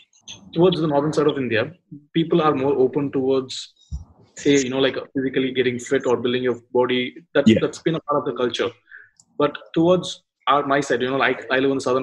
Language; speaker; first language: English; non-native, local second language; Tamil